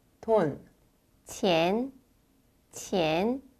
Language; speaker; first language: Chinese; non-native, learner; Korean